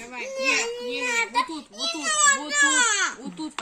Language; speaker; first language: Russian; native; Russian